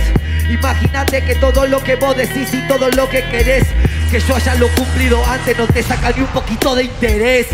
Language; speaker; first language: Spanish; native; Spanish